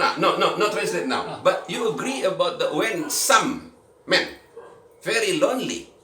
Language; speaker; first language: English; non-native, learner; Indonesian